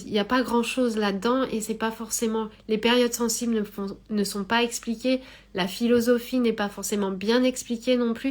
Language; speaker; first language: French; native; French